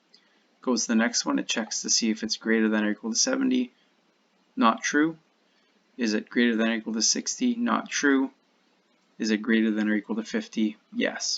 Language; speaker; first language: English; native; English